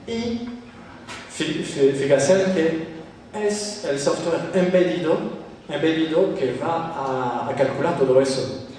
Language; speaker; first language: Spanish; non-native, fluent; French